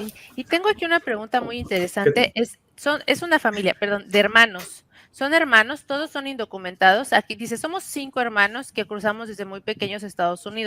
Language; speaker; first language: Spanish; native; Spanish